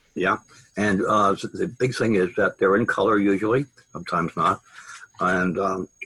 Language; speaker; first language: English; native; English